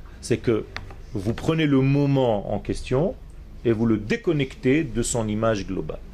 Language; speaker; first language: French; non-native, fluent; Hebrew